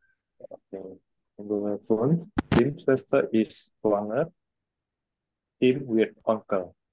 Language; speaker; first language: German; non-native, learner; Indonesian